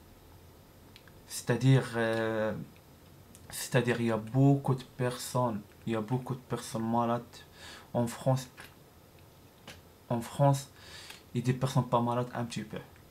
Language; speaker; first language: French; non-native, learner; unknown